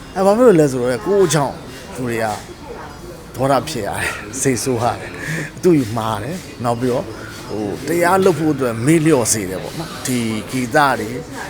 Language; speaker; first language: Burmese; native; Burmese